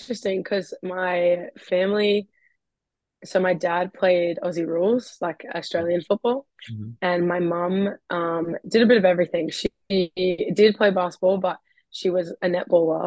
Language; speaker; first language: English; native; English